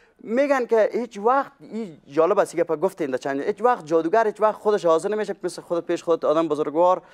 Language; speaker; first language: Persian; native; Persian